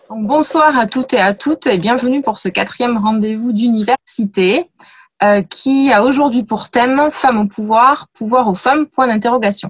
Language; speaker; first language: French; native; French